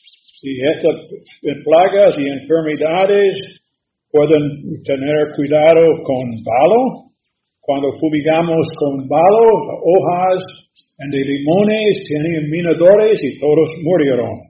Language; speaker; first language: Spanish; non-native, learner; English